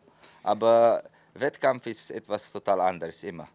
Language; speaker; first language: German; non-native, fluent; Slovenian